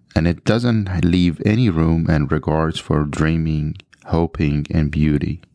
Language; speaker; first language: English; non-native, fluent; Persian